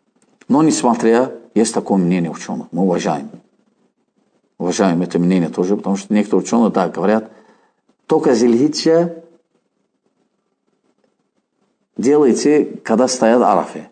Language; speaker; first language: Russian; non-native, fluent; Azerbaijani